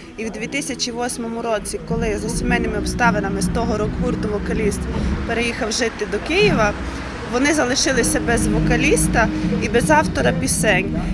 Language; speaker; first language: Ukrainian; native; Ukrainian